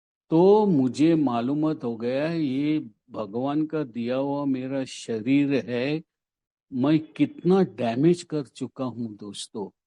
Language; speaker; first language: Hindi; non-native, local second language; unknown